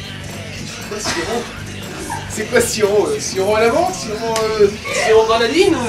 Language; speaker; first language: French; native; French